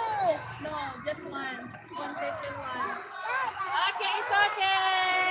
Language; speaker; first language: English; non-native, learner; Indonesian